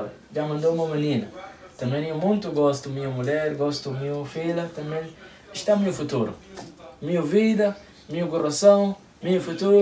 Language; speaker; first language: Portuguese; non-native, learner; Arabic